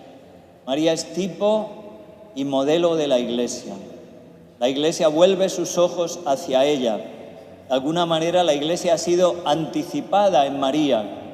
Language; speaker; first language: Spanish; native; Spanish